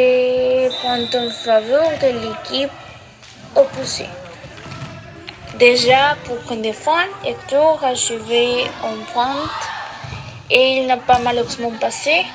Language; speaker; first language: French; non-native, learner; Spanish